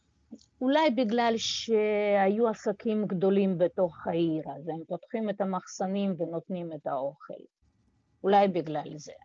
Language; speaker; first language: Hebrew; non-native, fluent; Russian